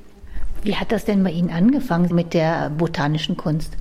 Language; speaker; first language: German; native; German